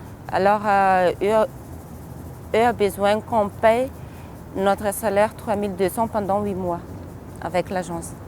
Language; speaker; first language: French; non-native, local second language; Malagasy